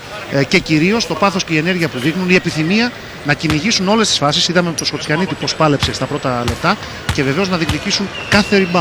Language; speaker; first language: Greek; native; Greek